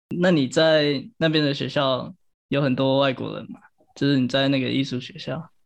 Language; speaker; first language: Chinese; native; Chinese